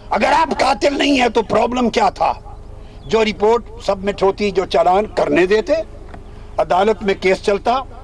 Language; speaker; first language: Urdu; non-native, local second language; Punjabi